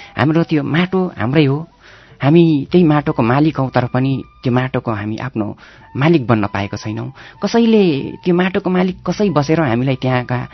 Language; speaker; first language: Nepali; native; Nepali